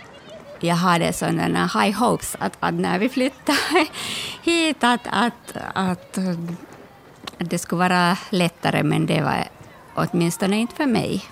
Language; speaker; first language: Swedish; non-native, local second language; Finnish